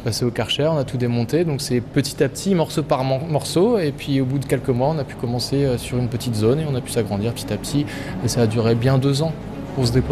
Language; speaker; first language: French; native; French